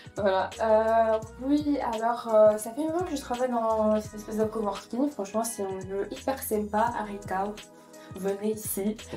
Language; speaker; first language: French; non-native, fluent; Ukrainian